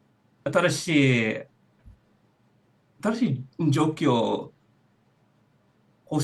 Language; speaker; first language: Japanese; non-native, learner; English